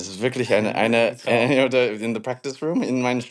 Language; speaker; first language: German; non-native, learner; English